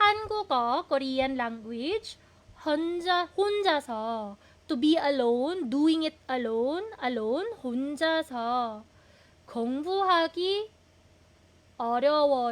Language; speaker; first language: Korean; non-native, fluent; Filipino